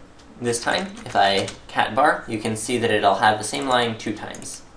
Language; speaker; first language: English; native; English